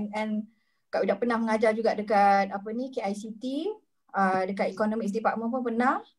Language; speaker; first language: Malay; native; Malay